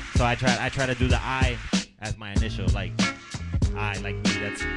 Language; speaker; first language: English; native; English